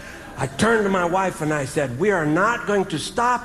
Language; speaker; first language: English; native; English